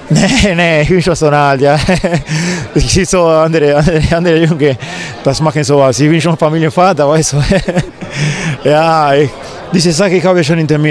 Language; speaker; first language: German; non-native, fluent; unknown